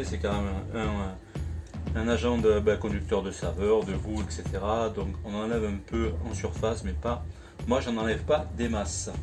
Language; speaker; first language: French; native; French